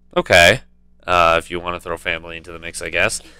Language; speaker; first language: English; native; English